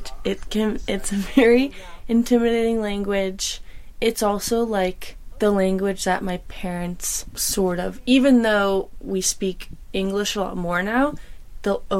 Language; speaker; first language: English; non-native, local second language; German